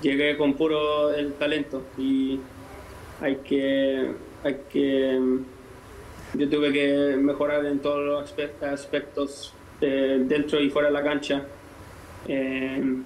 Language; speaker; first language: Spanish; native; Spanish